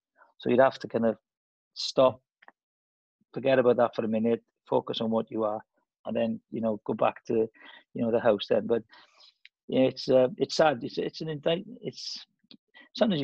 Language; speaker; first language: English; native; English